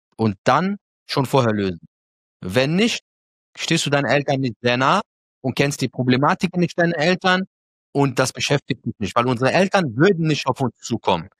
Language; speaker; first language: German; early bilingual, other home language; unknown